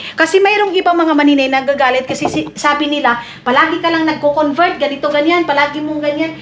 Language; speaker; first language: Filipino; non-native, local second language; Cebuano